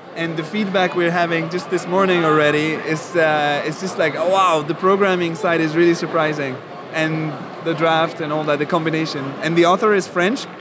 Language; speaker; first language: English; non-native, fluent; Arabic